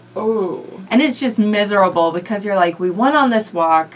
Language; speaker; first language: English; native; English